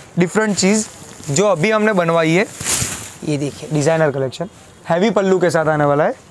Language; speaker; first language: Hindi; non-native, local second language; Gujarati